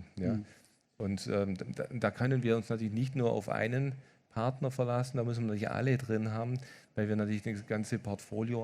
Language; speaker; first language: German; native; German